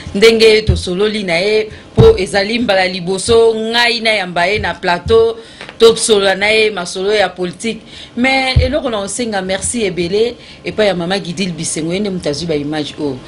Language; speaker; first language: Lingala; native; Lingala